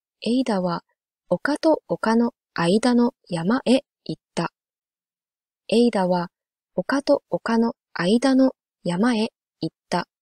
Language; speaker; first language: Japanese; non-native, fluent; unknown